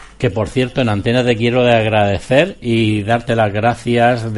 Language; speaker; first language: Spanish; native; Spanish